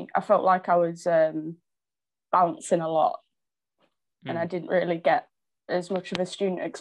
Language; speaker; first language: English; native; English